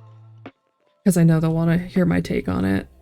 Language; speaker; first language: English; native; English